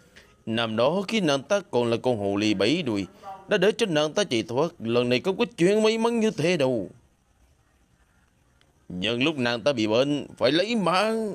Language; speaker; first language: Vietnamese; native; Vietnamese